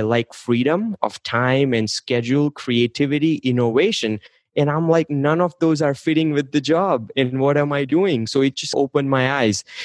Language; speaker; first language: English; non-native, local second language; Gujarati